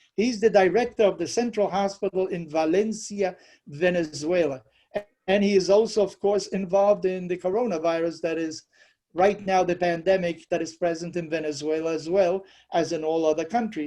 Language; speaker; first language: English; non-native, fluent; Spanish